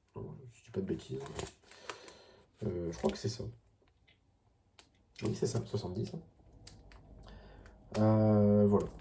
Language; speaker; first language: French; native; French